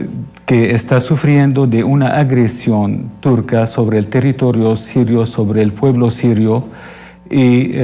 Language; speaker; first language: Spanish; non-native, fluent; Arabic